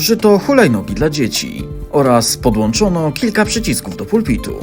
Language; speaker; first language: Polish; native; Polish